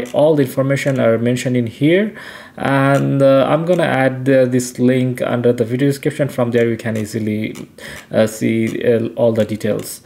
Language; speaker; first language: English; non-native, local second language; Bangla